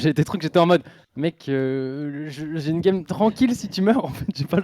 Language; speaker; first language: French; native; French